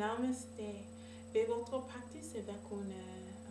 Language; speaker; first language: French; non-native, learner; English